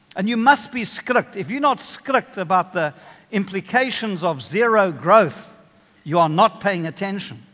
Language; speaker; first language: English; native; English